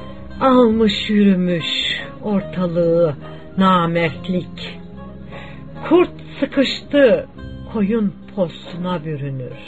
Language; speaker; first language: Turkish; native; Turkish